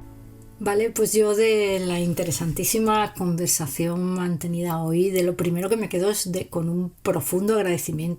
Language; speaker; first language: Spanish; native; Spanish